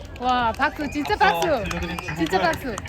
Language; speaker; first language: Korean; non-native, learner; Persian